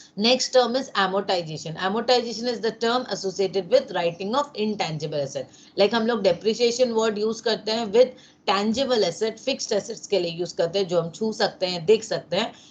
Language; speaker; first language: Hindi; non-native, local second language; Bangla